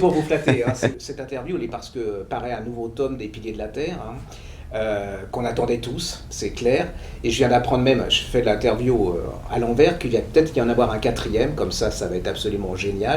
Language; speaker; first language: French; native; French